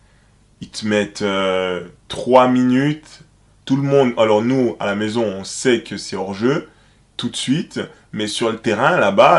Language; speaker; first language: French; native; French